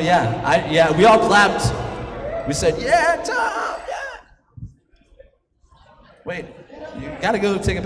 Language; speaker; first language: English; native; English